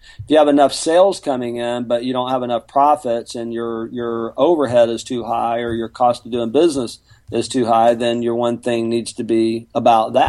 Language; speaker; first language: English; native; English